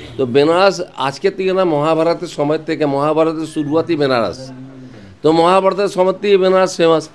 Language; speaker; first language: Bangla; non-native, local second language; Hindi